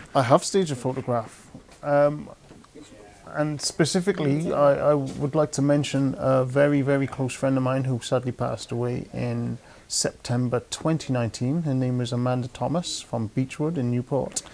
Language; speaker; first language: English; native; English